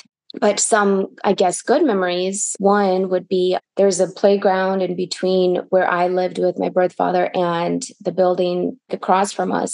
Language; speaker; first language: English; early bilingual, other home language; Russian